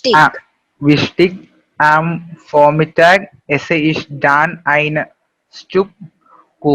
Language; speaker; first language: German; non-native, learner; Malayalam